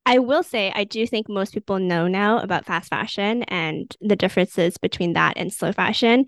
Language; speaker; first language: English; native; English